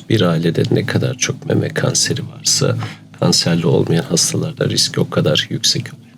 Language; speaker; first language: Turkish; native; Turkish